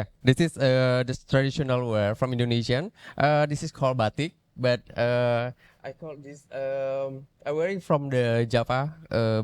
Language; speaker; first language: English; non-native, learner; Indonesian